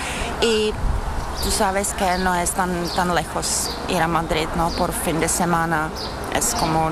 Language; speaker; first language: Spanish; non-native, learner; Czech